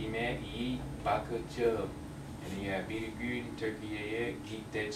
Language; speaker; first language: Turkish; non-native, learner; English